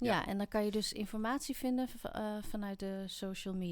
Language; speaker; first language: Dutch; native; Dutch